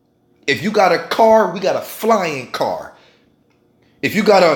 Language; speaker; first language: English; native; English